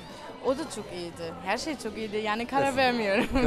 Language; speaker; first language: Turkish; non-native, learner; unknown